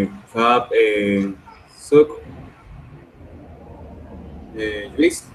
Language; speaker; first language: English; non-native, learner; Spanish